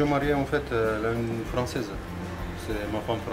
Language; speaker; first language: French; non-native, learner; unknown